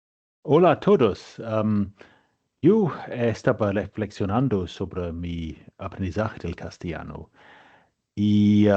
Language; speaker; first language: Spanish; non-native, fluent; English